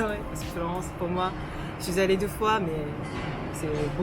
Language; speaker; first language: French; non-native, fluent; Japanese